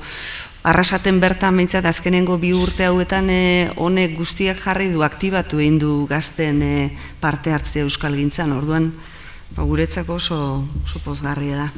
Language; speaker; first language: Basque; native; Basque